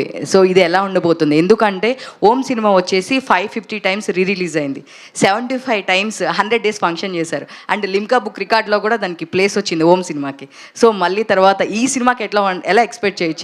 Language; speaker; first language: Telugu; native; Telugu